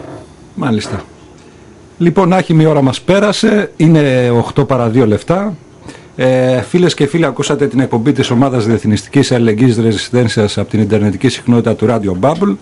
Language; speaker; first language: Greek; native; Greek